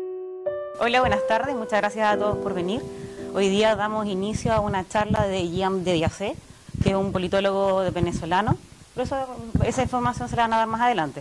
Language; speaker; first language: Spanish; native; Spanish